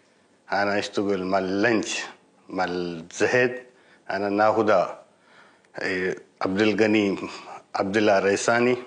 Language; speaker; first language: Arabic; non-native, learner; Urdu